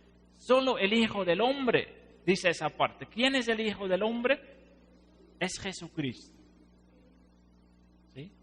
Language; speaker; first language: Spanish; non-native, fluent; Dutch